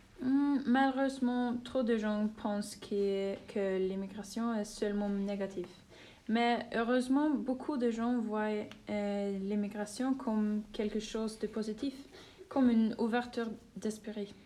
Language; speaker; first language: French; non-native, learner; Norwegian